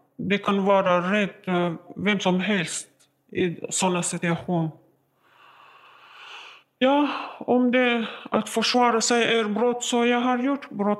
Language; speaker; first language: Swedish; non-native, learner; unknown